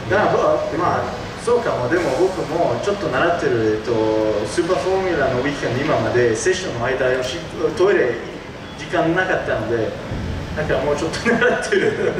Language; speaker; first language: Japanese; early bilingual, heritage; Japanese